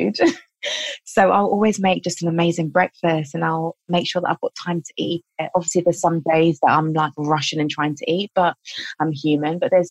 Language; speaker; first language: English; native; English